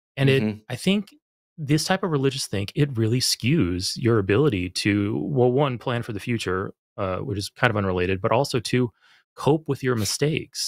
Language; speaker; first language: English; native; English